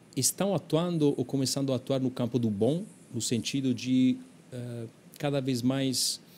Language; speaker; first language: Portuguese; non-native, fluent; Italian